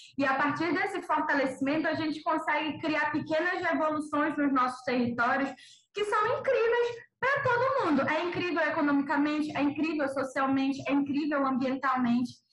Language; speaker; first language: Portuguese; native; Portuguese